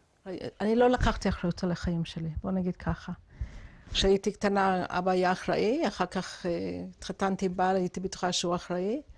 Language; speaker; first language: Hebrew; non-native, fluent; English